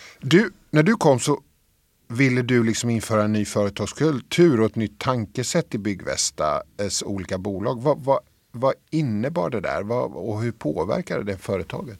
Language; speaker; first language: Swedish; native; Swedish